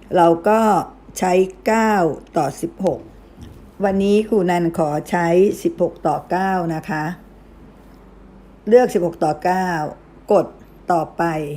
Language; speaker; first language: Thai; native; Thai